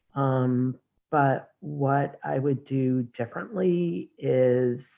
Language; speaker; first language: English; native; English